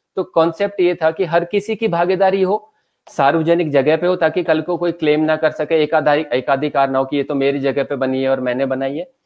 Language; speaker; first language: Hindi; native; Hindi